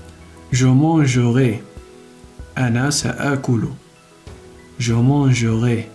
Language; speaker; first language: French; non-native, local second language; Arabic